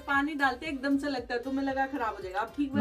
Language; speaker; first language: Hindi; native; Hindi